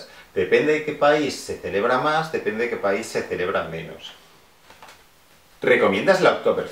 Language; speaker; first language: Spanish; non-native, local second language; Catalan